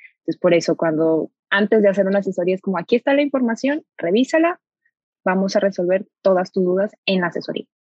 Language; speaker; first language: Spanish; native; Spanish